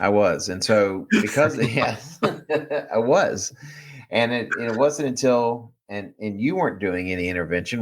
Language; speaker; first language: English; native; English